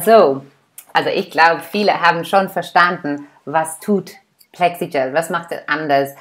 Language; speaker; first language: German; non-native, fluent; English